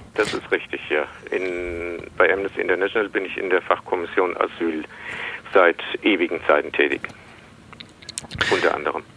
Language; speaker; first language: German; native; German